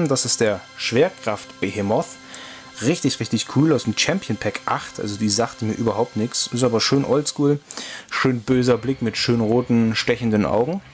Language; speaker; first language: German; native; German